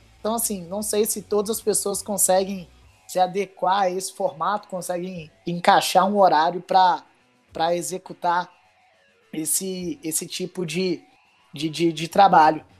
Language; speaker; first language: Portuguese; native; Portuguese